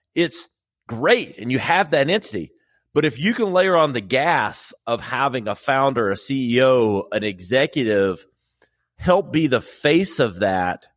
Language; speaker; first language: English; native; English